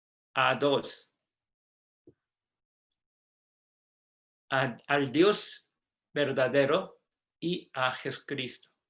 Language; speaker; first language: Spanish; non-native, fluent; Korean